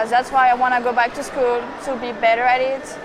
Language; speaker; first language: English; non-native, fluent; French